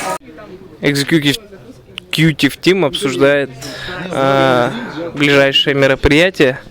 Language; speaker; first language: Russian; native; Russian